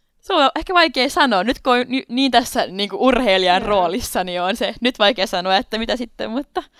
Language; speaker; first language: Finnish; non-native, local second language; Swedish